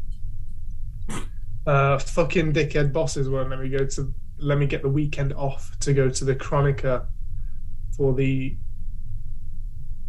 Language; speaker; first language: English; native; English